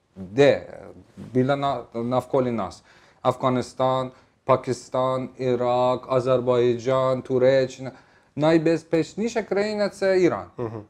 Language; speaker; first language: Ukrainian; non-native, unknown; Persian